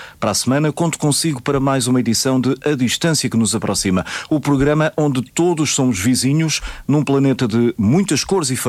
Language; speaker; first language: Portuguese; native; Portuguese